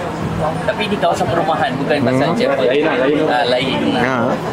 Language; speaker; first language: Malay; non-native, local second language; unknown